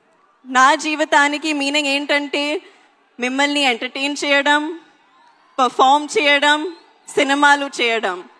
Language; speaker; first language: Telugu; non-native, learner; Hindi